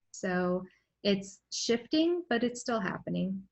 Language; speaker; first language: English; native; English